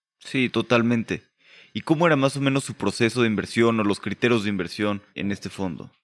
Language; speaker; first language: Spanish; native; Spanish